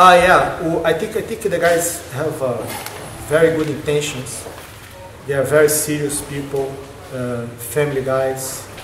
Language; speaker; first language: English; non-native, learner; Portuguese